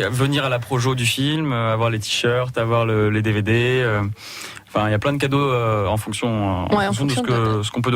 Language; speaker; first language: French; native; French